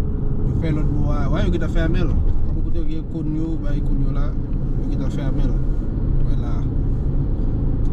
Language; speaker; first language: French; non-native, learner; Haitian Creole